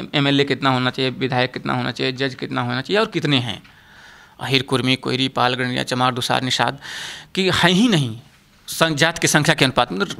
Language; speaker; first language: Hindi; native; Hindi